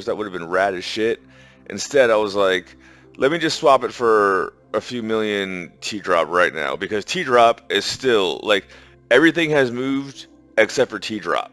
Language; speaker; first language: English; native; English